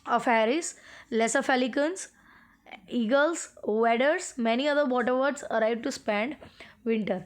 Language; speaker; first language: English; non-native, local second language; Gujarati